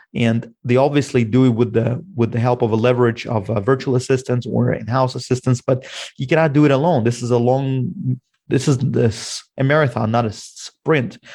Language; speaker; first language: English; non-native, fluent; Russian